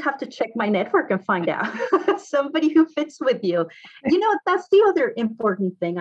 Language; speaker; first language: English; non-native, fluent; Spanish